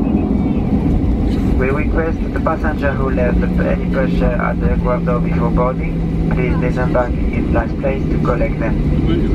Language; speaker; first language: English; non-native, fluent; Spanish